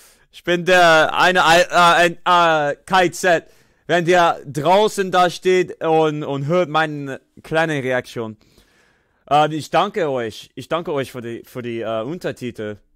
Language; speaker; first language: German; non-native, learner; English